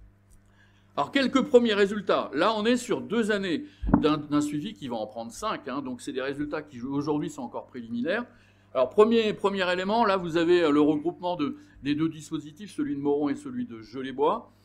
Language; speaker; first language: French; native; French